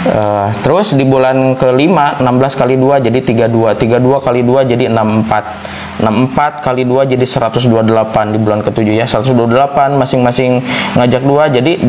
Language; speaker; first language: Indonesian; non-native, local second language; Sundanese